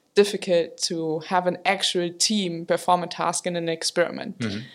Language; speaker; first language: English; non-native, fluent; German